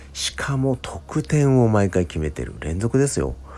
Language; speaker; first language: Japanese; native; Japanese